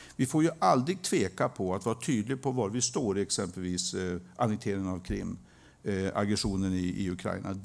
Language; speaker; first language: Swedish; native; Swedish